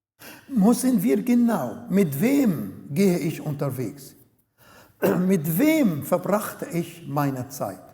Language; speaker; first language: German; non-native, learner; Arabic